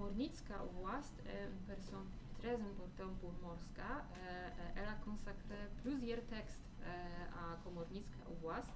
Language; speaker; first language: French; non-native, fluent; Polish